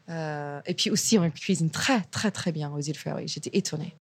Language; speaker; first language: French; non-native, fluent; English